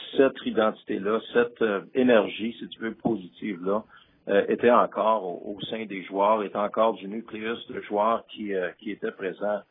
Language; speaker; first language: French; native; French